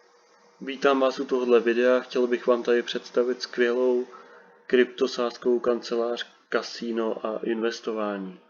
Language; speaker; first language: Czech; native; Czech